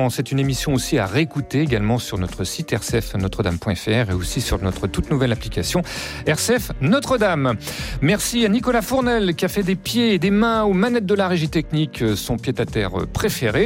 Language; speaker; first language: French; native; French